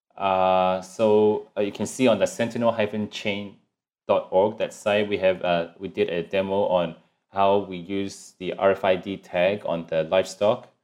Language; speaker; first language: English; non-native, local second language; Cantonese